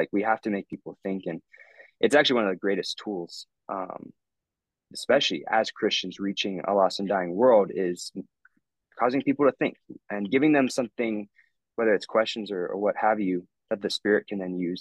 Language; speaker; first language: English; native; English